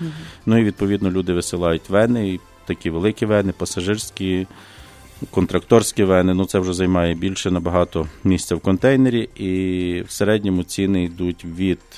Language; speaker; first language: Ukrainian; native; Ukrainian